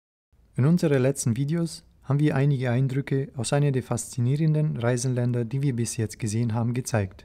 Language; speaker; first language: German; native; German